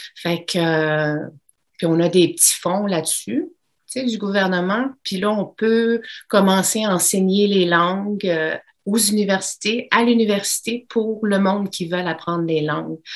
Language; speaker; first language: French; native; French